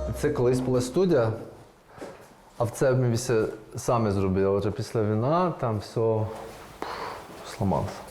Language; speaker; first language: Ukrainian; non-native, learner; Persian